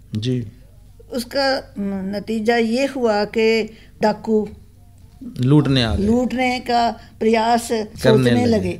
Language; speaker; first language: Hindi; non-native, local second language; Punjabi